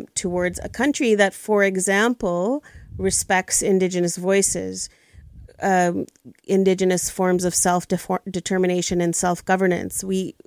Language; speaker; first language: English; early bilingual, other home language; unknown